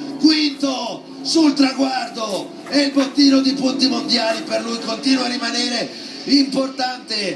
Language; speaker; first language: Italian; native; Italian